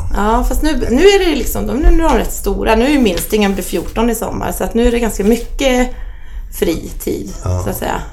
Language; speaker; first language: Swedish; native; Swedish